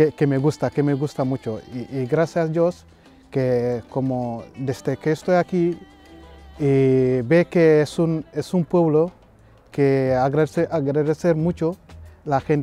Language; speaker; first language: Spanish; non-native, learner; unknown